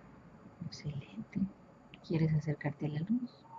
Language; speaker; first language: Spanish; native; Spanish